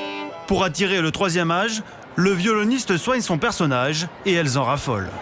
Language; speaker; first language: French; native; French